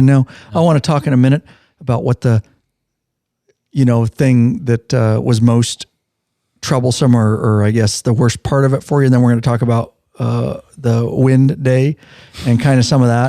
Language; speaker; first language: English; native; English